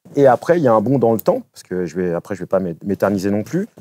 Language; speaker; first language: French; native; French